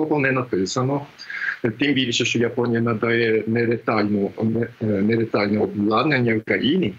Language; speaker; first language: Ukrainian; non-native, fluent; Japanese